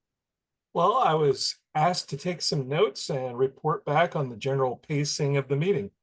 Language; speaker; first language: English; non-native, fluent; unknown